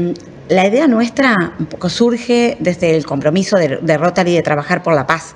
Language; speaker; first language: Spanish; native; Spanish